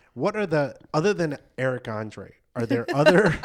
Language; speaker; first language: English; native; English